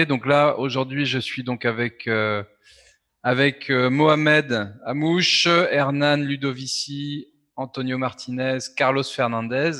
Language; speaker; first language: French; native; French